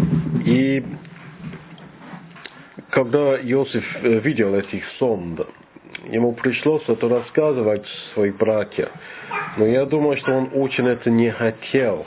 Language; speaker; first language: Russian; non-native, learner; English